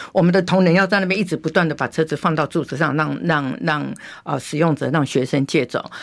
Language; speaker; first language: Chinese; native; Chinese